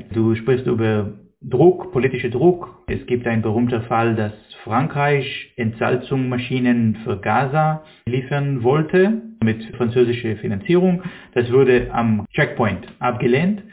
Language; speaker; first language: German; non-native, fluent; Hebrew